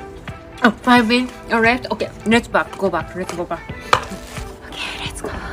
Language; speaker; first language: English; non-native, learner; Japanese